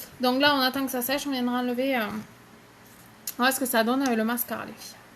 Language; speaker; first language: French; native; French